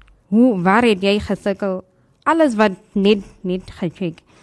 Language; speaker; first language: Afrikaans; non-native, fluent; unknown